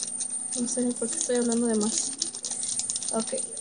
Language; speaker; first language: Spanish; early bilingual, heritage; Spanish